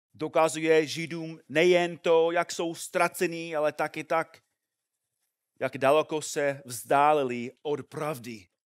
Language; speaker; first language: Czech; non-native, fluent; English